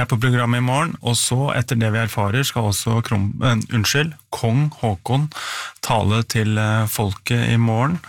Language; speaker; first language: Norwegian; native; Norwegian